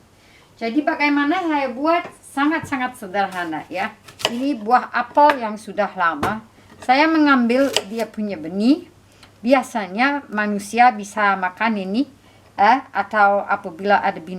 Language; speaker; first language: Indonesian; non-native, fluent; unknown